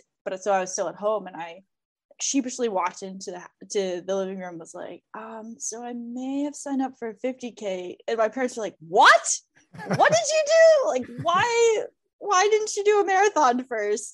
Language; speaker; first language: English; native; English